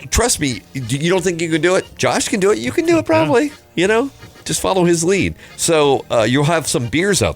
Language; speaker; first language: English; native; English